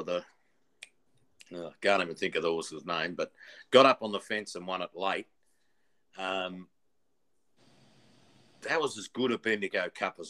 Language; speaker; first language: English; native; English